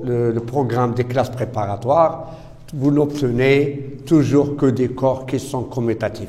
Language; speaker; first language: French; non-native, local second language; Arabic